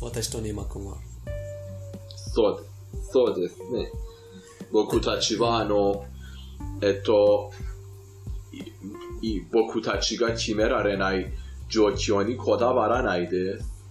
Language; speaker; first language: Japanese; non-native, fluent; Persian